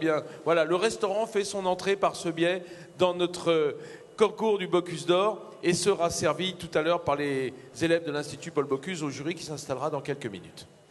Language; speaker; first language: French; native; French